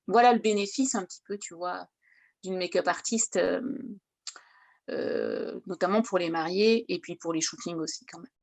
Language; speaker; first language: French; native; French